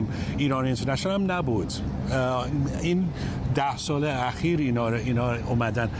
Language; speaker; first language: Persian; early bilingual, heritage; English